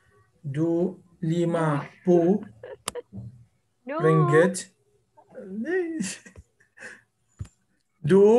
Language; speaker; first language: Indonesian; non-native, learner; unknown